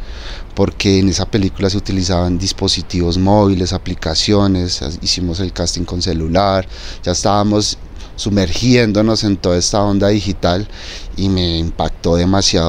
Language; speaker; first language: Spanish; native; Spanish